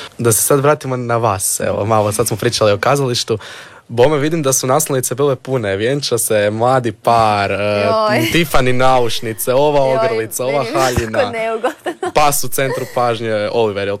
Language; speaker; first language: Serbian; native; Serbian